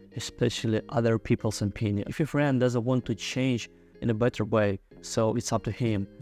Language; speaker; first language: English; non-native, fluent; Russian